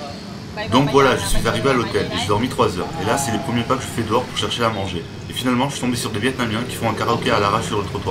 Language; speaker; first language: French; native; French